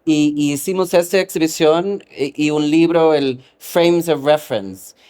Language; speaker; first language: Spanish; non-native, fluent; English